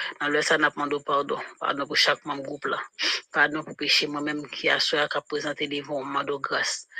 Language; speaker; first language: French; non-native, local second language; Haitian Creole